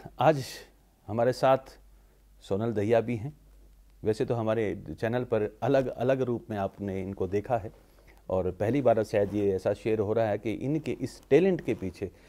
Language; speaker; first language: Hindi; native; Hindi